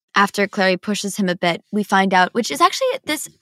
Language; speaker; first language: English; native; English